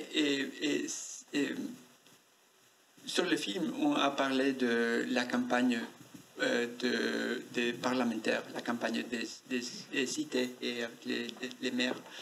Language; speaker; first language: French; non-native, learner; Spanish